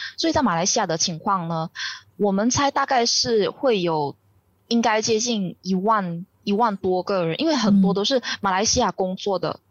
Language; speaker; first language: Chinese; native; Chinese